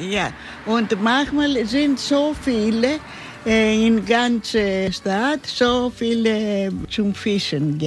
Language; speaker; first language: German; non-native, learner; Greek